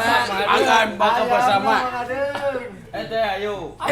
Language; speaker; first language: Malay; non-native, local second language; Sundanese